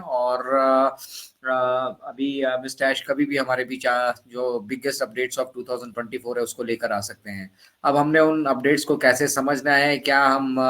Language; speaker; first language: Hindi; native; Hindi